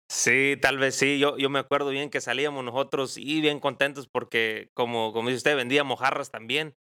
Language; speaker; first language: Spanish; native; Spanish